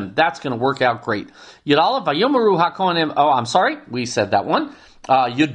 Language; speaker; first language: English; native; English